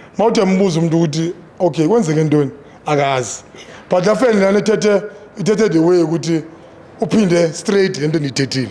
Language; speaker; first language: Zulu; non-native, local second language; Xhosa